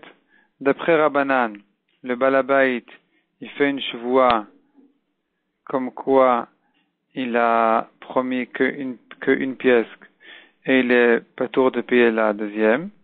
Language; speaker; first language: French; native; French